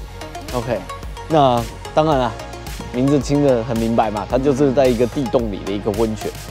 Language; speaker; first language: Chinese; native; Chinese